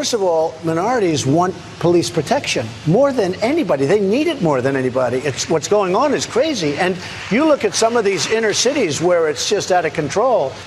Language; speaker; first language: English; native; English